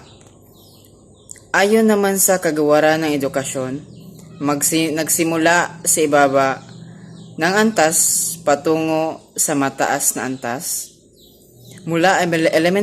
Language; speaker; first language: Filipino; non-native, local second language; Cebuano